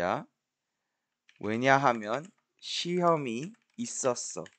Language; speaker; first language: Korean; non-native, fluent; Spanish